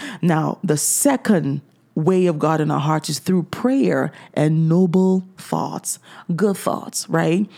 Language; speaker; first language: English; native; English